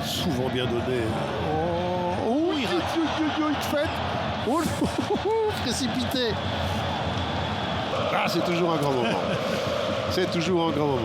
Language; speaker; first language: French; native; French